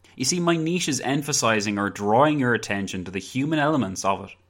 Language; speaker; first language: English; native; English